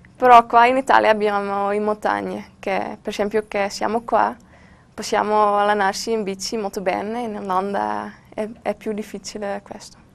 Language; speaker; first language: Italian; non-native, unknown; Dutch